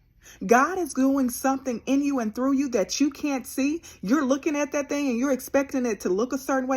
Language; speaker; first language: English; native; English